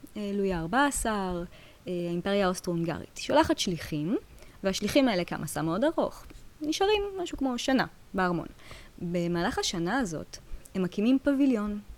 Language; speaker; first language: Hebrew; native; Hebrew